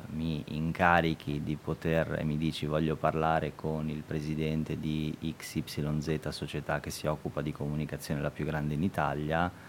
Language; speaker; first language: Italian; early bilingual, other home language; Albanian